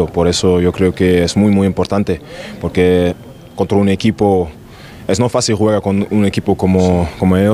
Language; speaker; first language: Spanish; non-native, learner; German